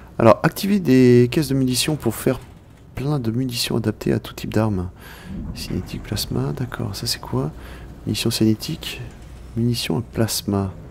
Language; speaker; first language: French; native; French